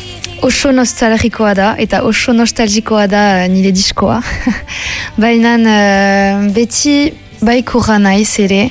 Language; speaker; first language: Basque; non-native, local second language; French